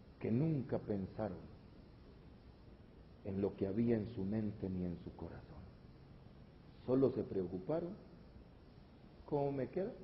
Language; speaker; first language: Spanish; native; Spanish